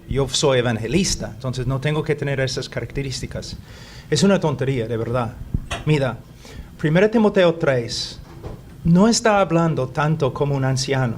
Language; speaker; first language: Spanish; non-native, fluent; English